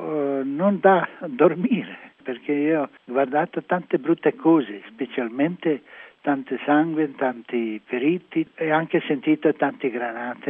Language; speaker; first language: Italian; non-native, learner; Croatian